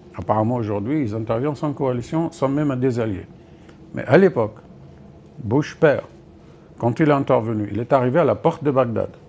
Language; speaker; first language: French; non-native, fluent; Arabic